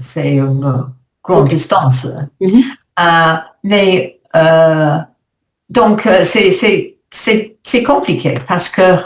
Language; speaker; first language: French; non-native, learner; English